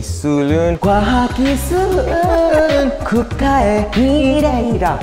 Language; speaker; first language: Korean; non-native, learner; English